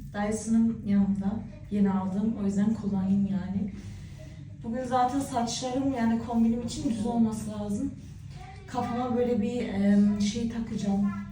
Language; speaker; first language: Turkish; early bilingual, heritage; Turkish